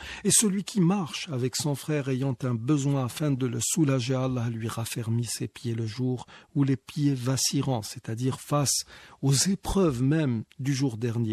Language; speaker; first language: French; non-native, local second language; Arabic